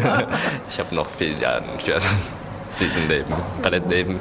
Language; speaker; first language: German; non-native, learner; Japanese